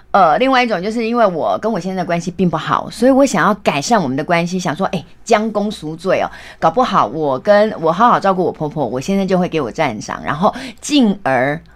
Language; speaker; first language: Chinese; native; Chinese